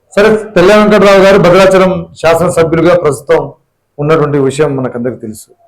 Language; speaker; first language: Telugu; non-native, local second language; Lambadi